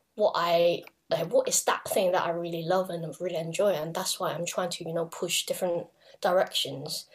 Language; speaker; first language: English; non-native, local second language; Cantonese